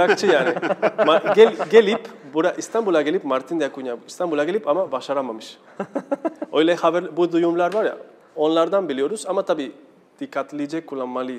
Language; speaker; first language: Turkish; non-native, fluent; Spanish